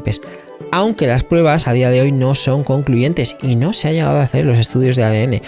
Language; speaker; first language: Spanish; native; Spanish